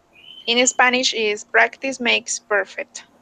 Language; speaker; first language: English; non-native, fluent; Spanish